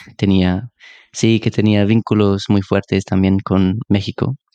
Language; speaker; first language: Spanish; non-native, fluent; English